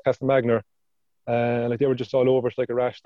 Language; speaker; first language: English; native; English